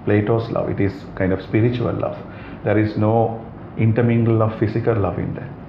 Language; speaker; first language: English; non-native, local second language; Sinhala